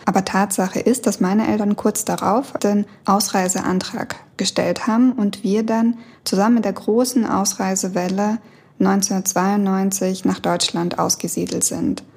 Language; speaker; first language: German; early bilingual, other home language; Russian